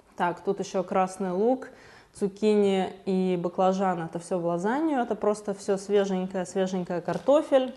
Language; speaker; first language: Russian; native; Russian